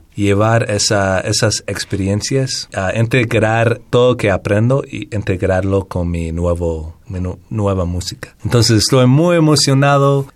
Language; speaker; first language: Spanish; non-native, fluent; English